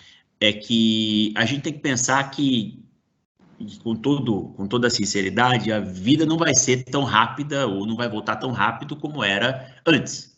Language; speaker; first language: Portuguese; native; Portuguese